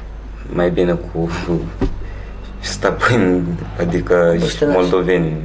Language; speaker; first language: Romanian; non-native, fluent; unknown